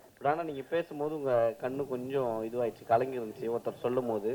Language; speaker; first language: Tamil; native; Tamil